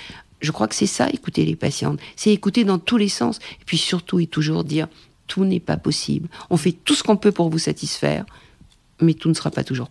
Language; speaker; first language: French; native; French